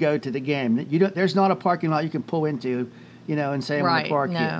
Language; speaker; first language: English; native; English